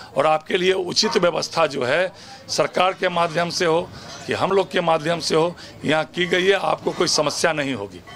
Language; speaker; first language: Hindi; native; Hindi